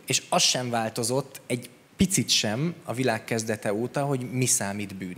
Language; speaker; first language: Hungarian; native; Hungarian